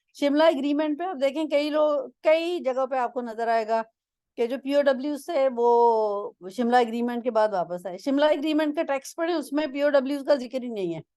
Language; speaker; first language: Urdu; non-native, local second language; Punjabi